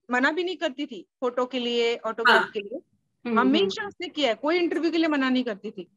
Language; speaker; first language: Hindi; native; Hindi